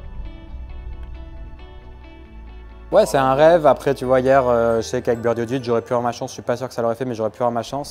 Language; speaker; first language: French; native; French